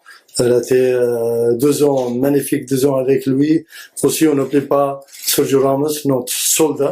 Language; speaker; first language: French; non-native, learner; Arabic